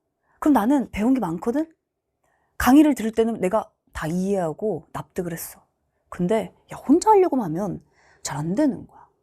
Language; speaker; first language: Korean; native; Korean